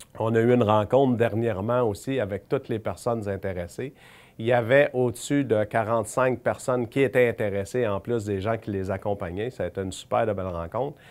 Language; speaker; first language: French; native; French